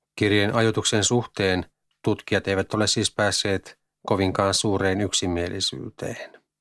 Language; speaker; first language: Finnish; native; Finnish